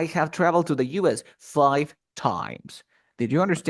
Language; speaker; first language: English; non-native, fluent; Spanish